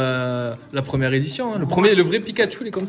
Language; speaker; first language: French; native; French